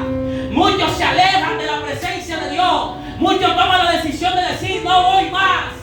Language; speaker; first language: Spanish; native; Spanish